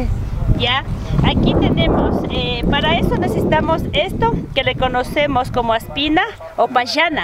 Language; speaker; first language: Spanish; native; Spanish